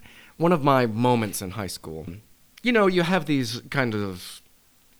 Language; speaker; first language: English; native; English